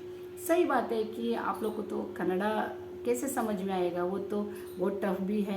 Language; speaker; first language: Hindi; non-native, local second language; Kannada